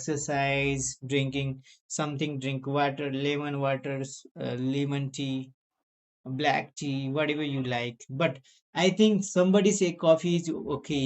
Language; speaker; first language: English; non-native, learner; Nepali